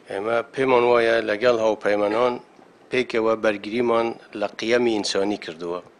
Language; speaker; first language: Central Kurdish; non-native, local second language; Kurdish